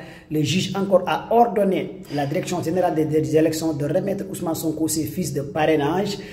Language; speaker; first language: French; non-native, local second language; Wolof